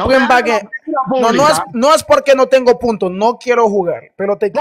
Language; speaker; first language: Spanish; non-native, learner; Haitian Creole